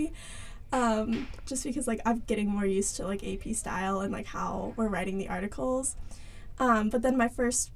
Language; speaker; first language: English; native; English